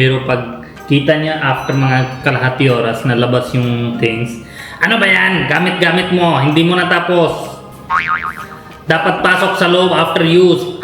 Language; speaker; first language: Filipino; non-native, learner; Punjabi